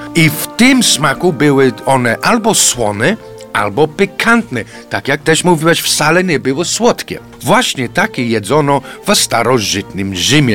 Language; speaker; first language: Polish; non-native, fluent; English